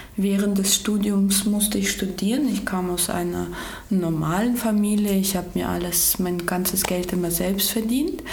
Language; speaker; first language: German; early bilingual, other home language; Georgian